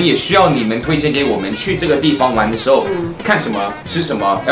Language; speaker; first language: Chinese; early bilingual, heritage; Chinese